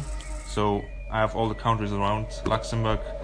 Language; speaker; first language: English; non-native, learner; Luxembourgish